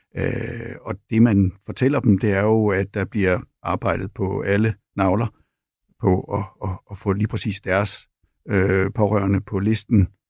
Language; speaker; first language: Danish; native; Danish